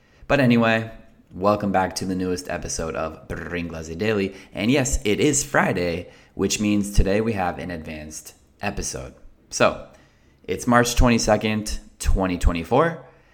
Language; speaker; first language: English; native; English